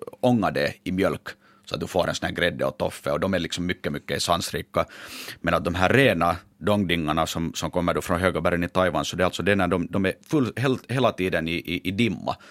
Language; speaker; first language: Swedish; native; Swedish